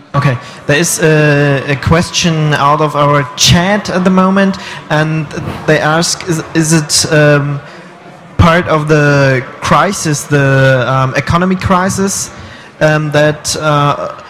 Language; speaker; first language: English; non-native, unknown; German